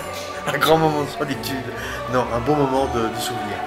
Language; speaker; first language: French; native; French